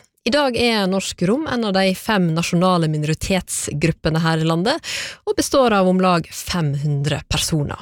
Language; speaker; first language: Norwegian; native; Norwegian